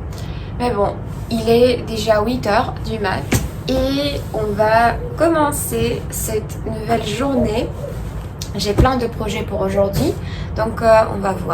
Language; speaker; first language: French; non-native, fluent; Russian